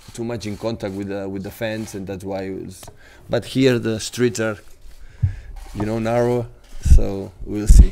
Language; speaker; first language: English; non-native, fluent; Catalan